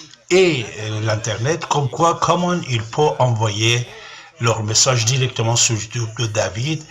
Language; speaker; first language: French; non-native, fluent; Persian